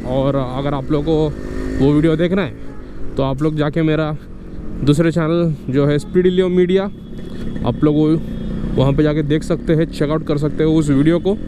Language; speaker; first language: Hindi; non-native, local second language; Odia